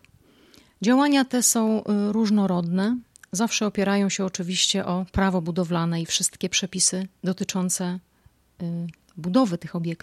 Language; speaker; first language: Polish; native; Polish